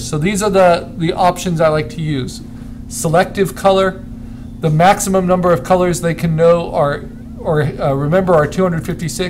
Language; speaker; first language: English; native; English